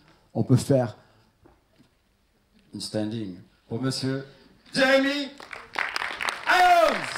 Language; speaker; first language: French; native; French